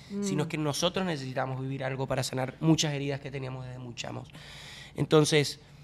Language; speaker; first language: Spanish; native; Spanish